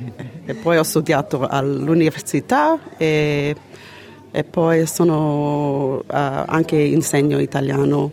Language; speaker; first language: Italian; early bilingual, heritage; Italian